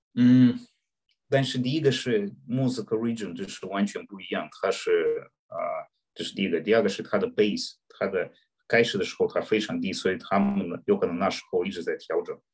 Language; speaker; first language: Chinese; non-native, fluent; Russian